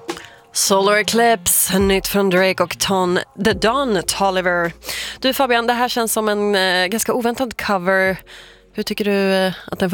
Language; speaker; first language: Swedish; native; Swedish